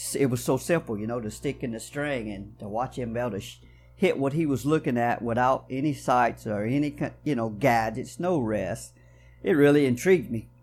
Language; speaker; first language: English; native; English